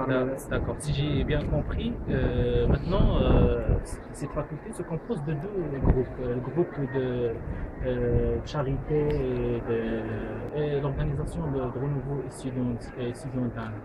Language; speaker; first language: French; non-native, local second language; Arabic